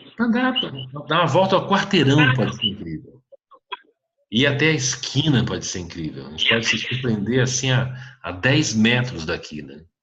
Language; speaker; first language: Portuguese; native; Portuguese